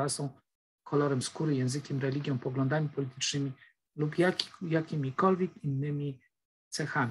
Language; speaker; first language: Polish; native; Polish